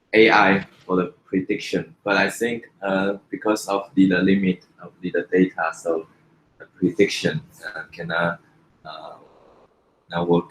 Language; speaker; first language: English; non-native, fluent; Chinese